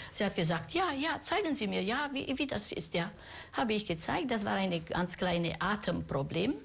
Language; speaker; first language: German; non-native, fluent; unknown